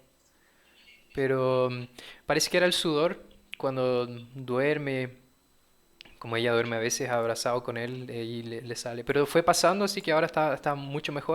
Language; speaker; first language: Spanish; early bilingual, heritage; Portuguese